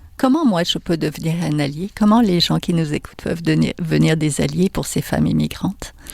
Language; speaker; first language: French; native; French